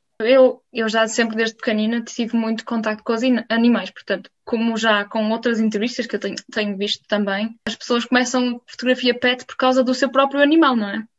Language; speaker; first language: Portuguese; early bilingual, heritage; Portuguese